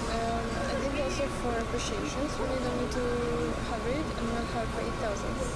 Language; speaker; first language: English; non-native, learner; Romanian